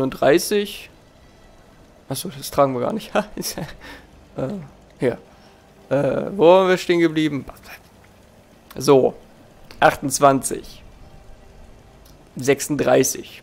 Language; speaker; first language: German; native; German